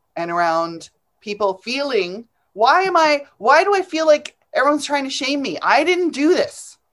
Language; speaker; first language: English; native; English